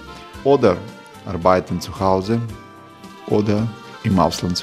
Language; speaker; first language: German; non-native, fluent; Croatian